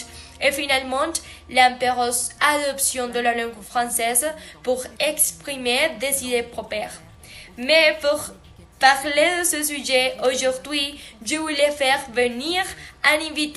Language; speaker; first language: French; non-native, learner; Spanish